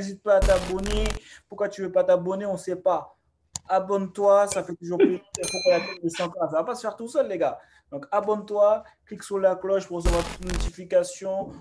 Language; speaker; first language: French; native; French